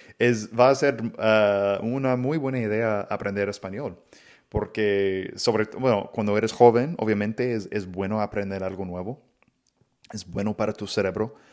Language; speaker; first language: Spanish; non-native, fluent; English